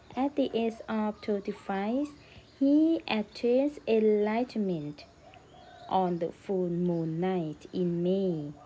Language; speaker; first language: English; non-native, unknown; Thai